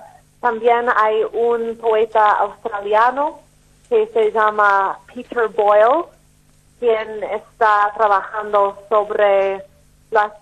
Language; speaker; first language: Spanish; non-native, fluent; English